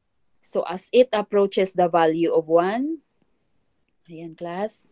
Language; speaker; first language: English; non-native, local second language; Filipino